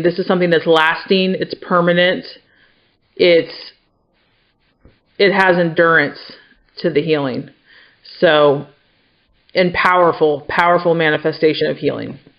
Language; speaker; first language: English; native; English